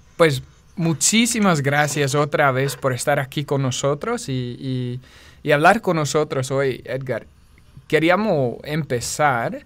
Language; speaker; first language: Spanish; non-native, fluent; English